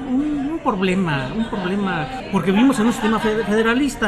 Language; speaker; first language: Spanish; native; Spanish